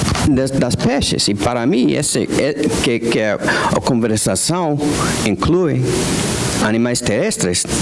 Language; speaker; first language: Portuguese; non-native, fluent; English